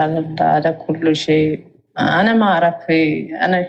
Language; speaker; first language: Arabic; non-native, learner; Amharic